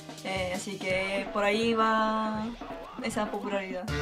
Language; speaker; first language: Spanish; non-native, fluent; Japanese